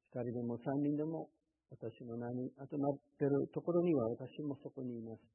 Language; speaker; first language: Japanese; non-native, fluent; English